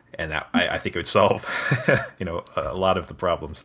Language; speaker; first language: English; native; English